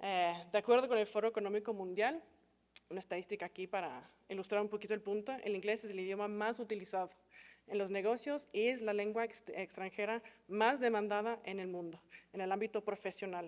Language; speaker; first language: Spanish; non-native, fluent; English